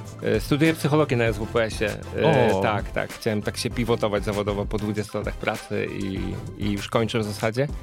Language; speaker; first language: Polish; native; Polish